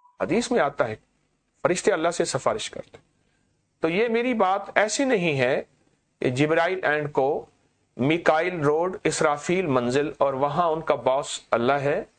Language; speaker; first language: Urdu; native; Urdu